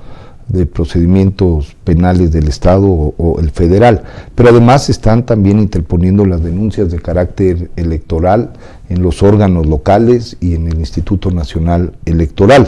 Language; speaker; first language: Spanish; native; Spanish